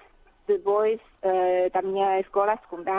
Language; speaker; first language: Portuguese; non-native, fluent; Chinese